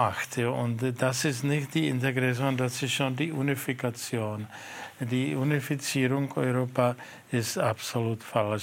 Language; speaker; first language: German; non-native, fluent; Czech